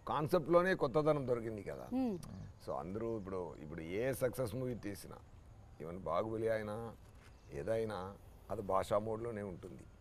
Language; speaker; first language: Telugu; non-native, learner; Tamil